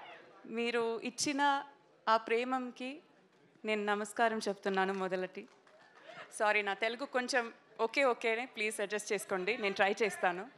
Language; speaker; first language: Telugu; non-native, learner; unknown